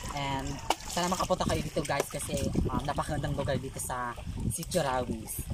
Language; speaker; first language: Filipino; non-native, local second language; Bikol